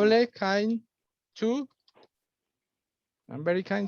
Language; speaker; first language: English; non-native, fluent; Spanish